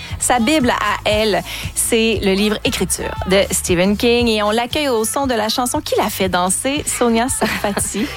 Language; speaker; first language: French; native; French